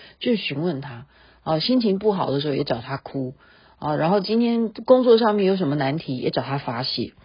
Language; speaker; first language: Chinese; native; Chinese